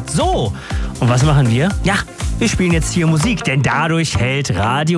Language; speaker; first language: German; native; German